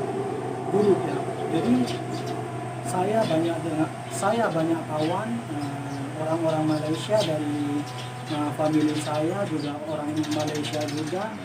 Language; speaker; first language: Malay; non-native, local second language; Madurese